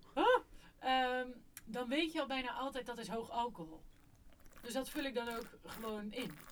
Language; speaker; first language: Dutch; native; Dutch